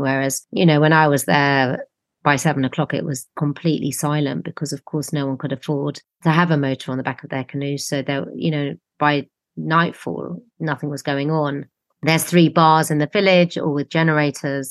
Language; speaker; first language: English; native; English